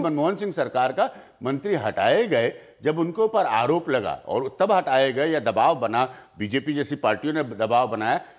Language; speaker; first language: Hindi; native; Hindi